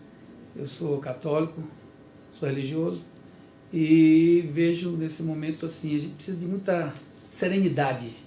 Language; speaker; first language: Portuguese; native; Portuguese